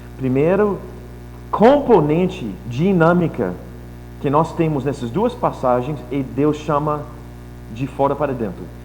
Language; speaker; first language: Portuguese; non-native, fluent; English